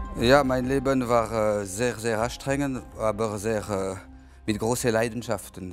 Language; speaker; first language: German; non-native, local second language; French